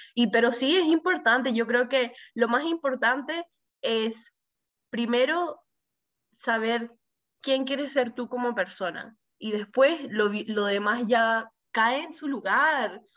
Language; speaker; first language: Spanish; early bilingual, heritage; Spanish